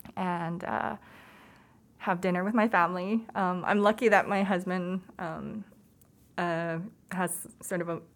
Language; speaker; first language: English; native; English